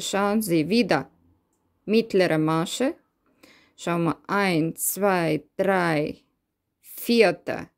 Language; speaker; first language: German; non-native, learner; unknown